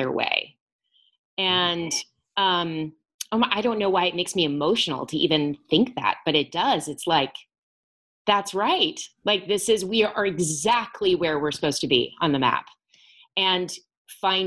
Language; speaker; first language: English; native; English